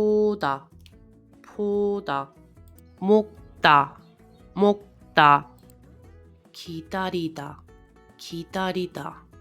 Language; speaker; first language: Korean; non-native, fluent; Spanish